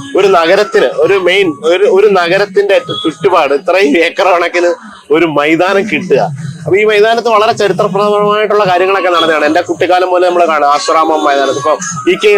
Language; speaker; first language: Malayalam; native; Malayalam